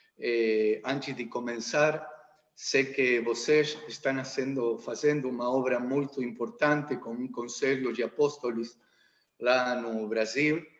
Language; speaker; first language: Portuguese; non-native, learner; Spanish